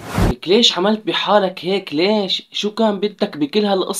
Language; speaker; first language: Arabic; native; Arabic